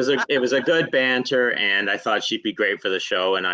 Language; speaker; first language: English; native; English